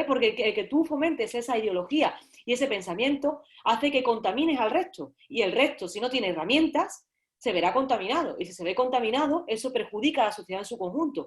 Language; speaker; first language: Spanish; native; Spanish